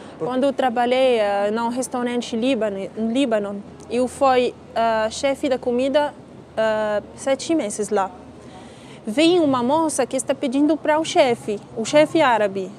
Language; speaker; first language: Portuguese; non-native, learner; Arabic